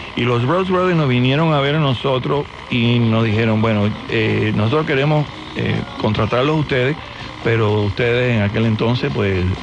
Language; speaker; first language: Spanish; native; Spanish